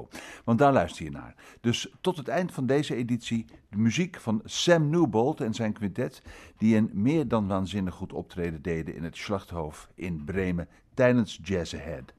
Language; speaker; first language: Dutch; native; Dutch